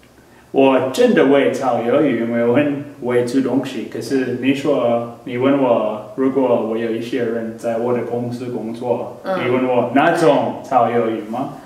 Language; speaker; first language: Chinese; non-native, fluent; English